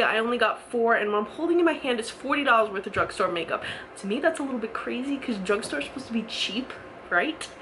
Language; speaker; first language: English; native; English